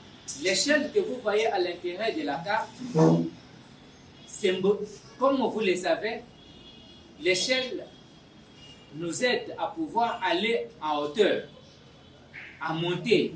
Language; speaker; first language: French; non-native, local second language; Lingala